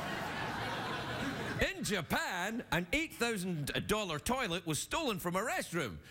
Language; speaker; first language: English; native; English